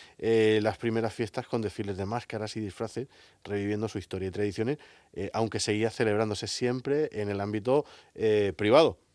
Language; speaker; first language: Spanish; native; Spanish